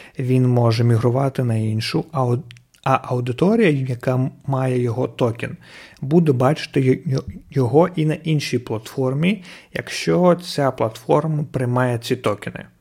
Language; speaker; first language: Ukrainian; non-native, local second language; Russian